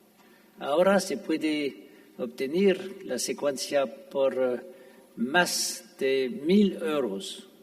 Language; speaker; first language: Spanish; non-native, fluent; French